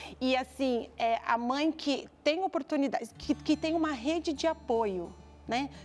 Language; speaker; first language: Portuguese; native; Portuguese